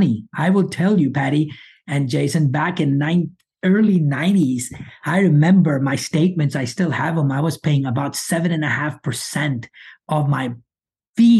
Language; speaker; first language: English; early bilingual, other home language; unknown